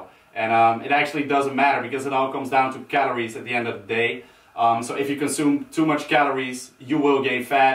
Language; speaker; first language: English; non-native, fluent; Dutch